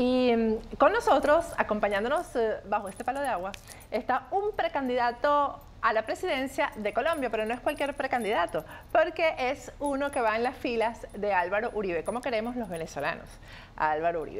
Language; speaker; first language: Spanish; native; Spanish